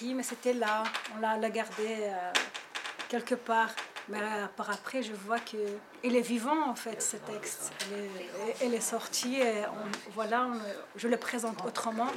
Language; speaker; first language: French; non-native, learner; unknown